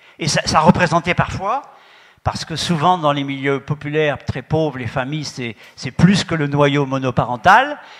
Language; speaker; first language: French; native; French